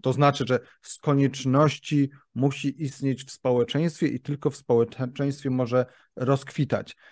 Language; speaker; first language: Polish; native; Polish